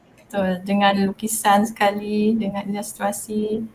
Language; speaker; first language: Malay; non-native, local second language; Māori